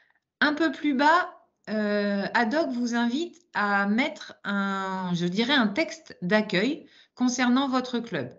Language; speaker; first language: French; native; French